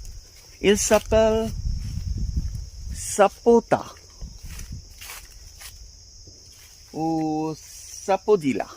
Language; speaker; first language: French; non-native, fluent; Bangla